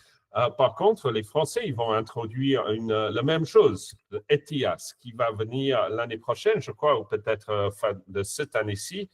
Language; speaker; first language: French; non-native, fluent; English